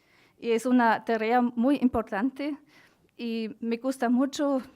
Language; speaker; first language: Spanish; non-native, fluent; German